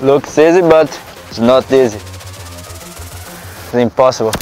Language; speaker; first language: English; non-native, learner; Portuguese